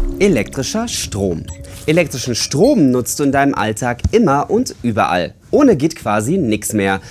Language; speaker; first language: German; native; German